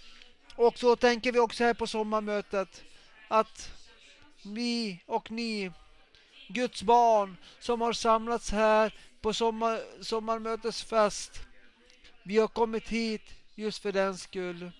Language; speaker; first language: Swedish; non-native, local second language; Finnish